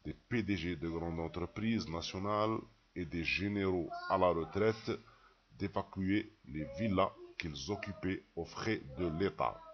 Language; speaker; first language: French; non-native, local second language; Arabic